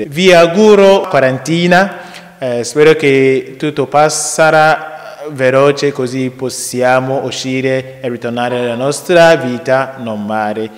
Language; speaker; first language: Italian; non-native, learner; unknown